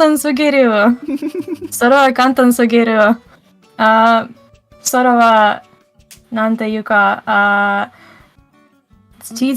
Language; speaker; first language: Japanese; non-native, learner; English